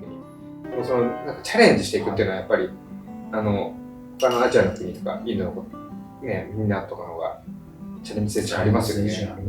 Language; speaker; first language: Japanese; native; Japanese